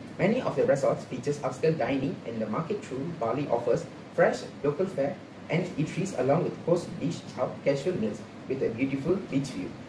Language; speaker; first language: English; non-native, local second language; Tamil